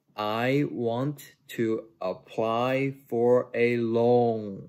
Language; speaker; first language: English; non-native, fluent; Chinese